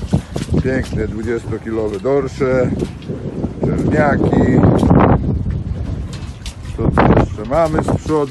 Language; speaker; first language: Polish; native; Polish